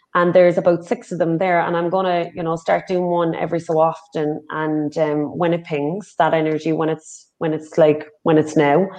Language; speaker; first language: English; native; English